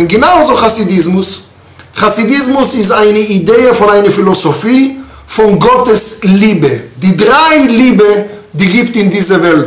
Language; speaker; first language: German; non-native, fluent; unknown